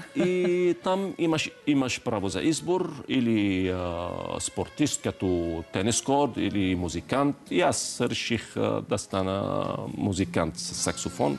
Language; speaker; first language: Bulgarian; non-native, fluent; Arabic